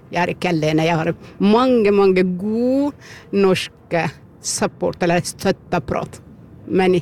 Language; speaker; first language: Norwegian; non-native, learner; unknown